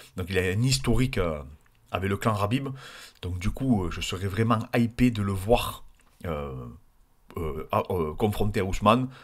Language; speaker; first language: French; native; French